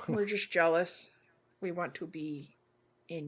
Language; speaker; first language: English; native; English